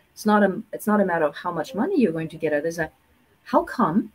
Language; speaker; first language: English; non-native, fluent; German